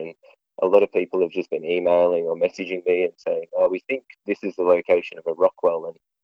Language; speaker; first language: English; native; English